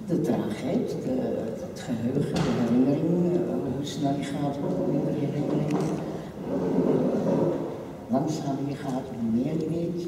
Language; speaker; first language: Dutch; non-native, fluent; Czech